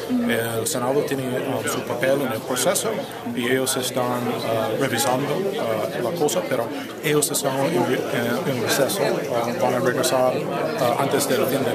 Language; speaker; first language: Spanish; non-native, fluent; English